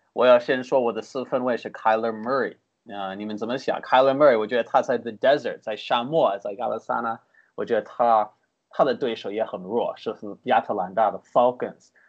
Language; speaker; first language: Chinese; early bilingual, heritage; Chinese